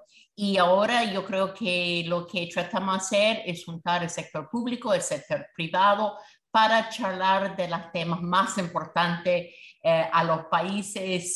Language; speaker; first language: Spanish; non-native, fluent; English